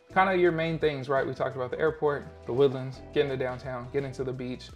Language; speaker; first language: English; native; English